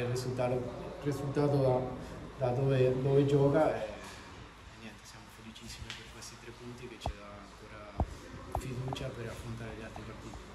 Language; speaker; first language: Italian; non-native, fluent; Spanish